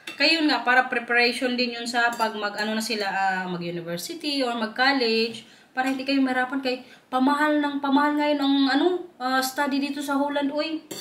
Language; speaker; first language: Filipino; non-native, local second language; Waray